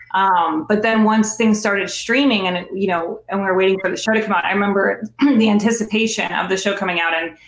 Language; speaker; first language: English; native; English